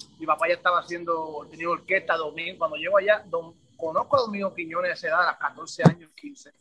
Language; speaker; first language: Spanish; native; Spanish